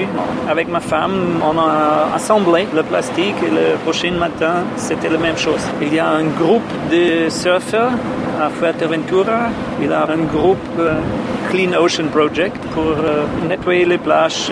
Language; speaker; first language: French; non-native, learner; German